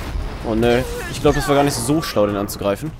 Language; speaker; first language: German; native; German